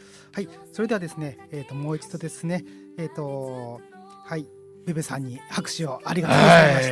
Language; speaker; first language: Japanese; native; Japanese